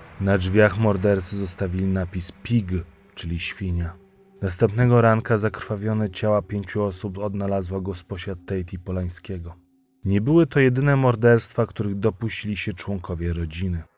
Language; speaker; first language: Polish; native; Polish